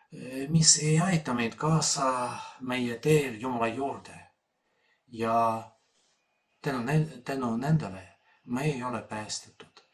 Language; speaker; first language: Estonian; non-native, fluent; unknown